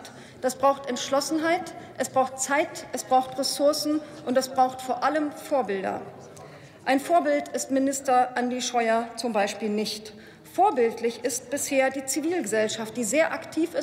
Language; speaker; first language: German; native; German